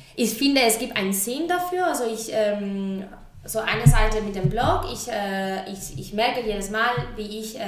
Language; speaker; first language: German; non-native, fluent; Spanish